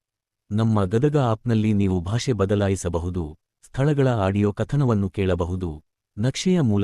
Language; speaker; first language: Kannada; native; Kannada